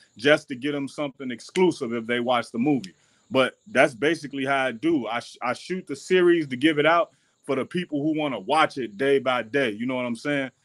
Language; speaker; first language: English; native; English